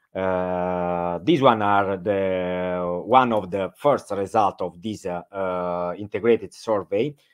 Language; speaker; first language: English; non-native, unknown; Italian